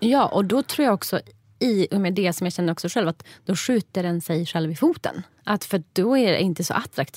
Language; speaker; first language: Swedish; native; Swedish